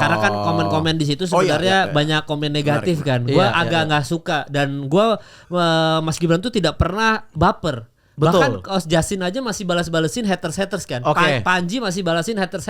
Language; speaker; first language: Indonesian; native; Indonesian